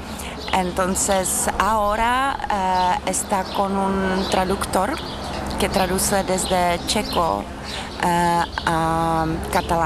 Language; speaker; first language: Spanish; non-native, learner; Czech